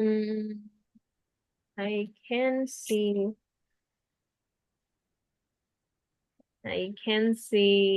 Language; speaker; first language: English; non-native, fluent; Indonesian